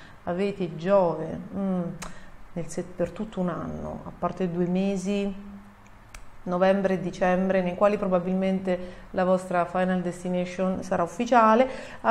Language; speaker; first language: Italian; native; Italian